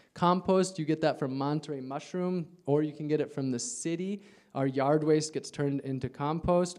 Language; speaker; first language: English; native; English